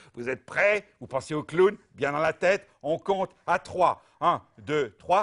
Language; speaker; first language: French; native; French